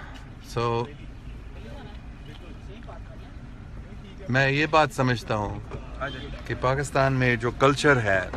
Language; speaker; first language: Hindi; non-native, local second language; English